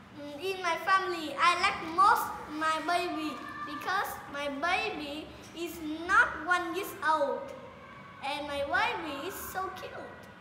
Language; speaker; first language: English; non-native, learner; Vietnamese